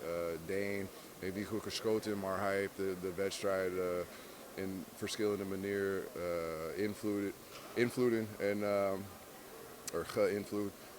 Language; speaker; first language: Dutch; non-native, fluent; English